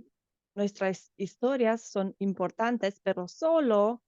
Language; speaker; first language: Spanish; non-native, fluent; Romanian